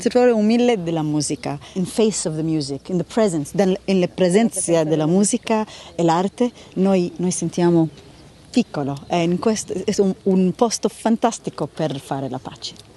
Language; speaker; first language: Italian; non-native, learner; Hebrew